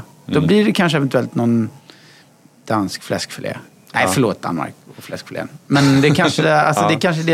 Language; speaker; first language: Swedish; native; Swedish